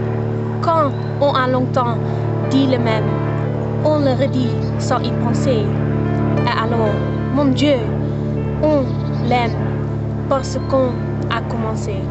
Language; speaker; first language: French; non-native, learner; Dutch